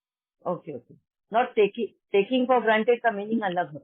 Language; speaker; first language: Hindi; native; Hindi